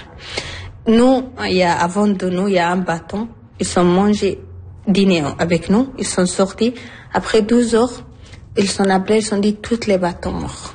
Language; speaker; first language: French; non-native, learner; Arabic